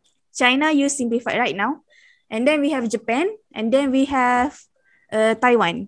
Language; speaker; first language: English; non-native, local second language; Malay